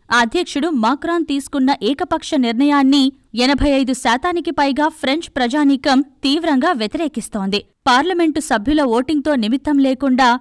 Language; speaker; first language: Telugu; native; Telugu